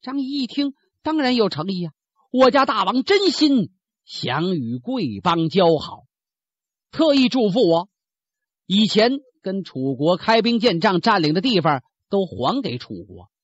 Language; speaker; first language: Chinese; native; Chinese